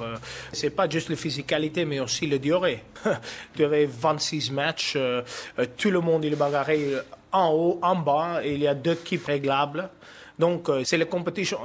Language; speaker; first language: French; non-native, fluent; Afrikaans